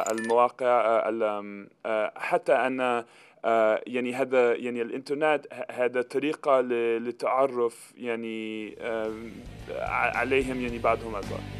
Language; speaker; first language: Arabic; non-native, fluent; English